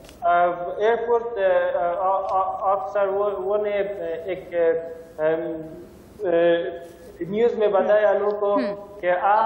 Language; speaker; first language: Hindi; non-native, learner; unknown